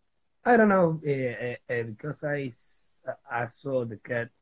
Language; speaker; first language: English; non-native, fluent; Spanish